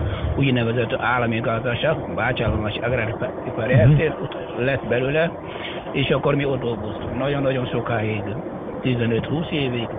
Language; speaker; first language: Hungarian; non-native, fluent; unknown